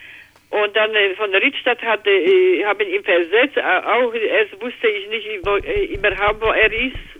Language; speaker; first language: German; non-native, learner; Polish